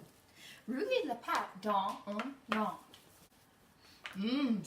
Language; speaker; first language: French; non-native, learner; English